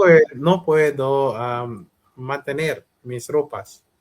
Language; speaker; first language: Spanish; non-native, learner; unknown